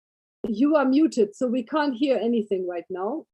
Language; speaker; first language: English; native; English